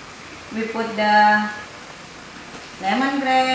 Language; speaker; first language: English; non-native, learner; Indonesian